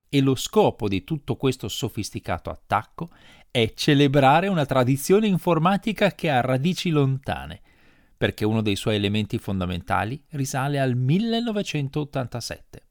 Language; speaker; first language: Italian; native; Italian